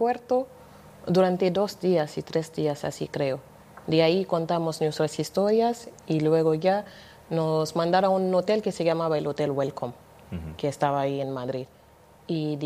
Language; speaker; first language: Spanish; non-native, fluent; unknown